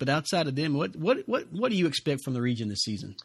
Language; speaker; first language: English; native; English